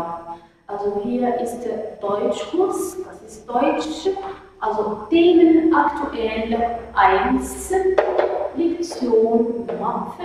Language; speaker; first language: German; non-native, fluent; Arabic